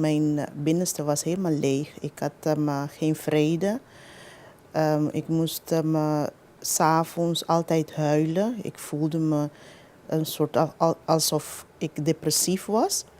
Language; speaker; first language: Dutch; non-native, local second language; Papiamento